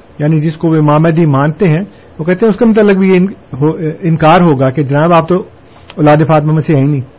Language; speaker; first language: Urdu; non-native, local second language; Punjabi